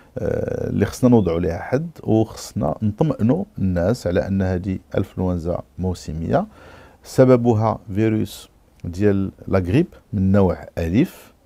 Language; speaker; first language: Arabic; native; Arabic